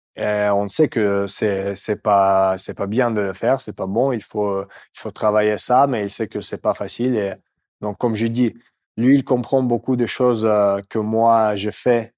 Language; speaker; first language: French; non-native, fluent; Russian